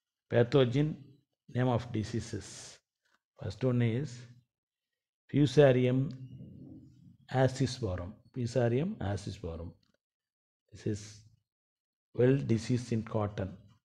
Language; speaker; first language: English; non-native, local second language; Tamil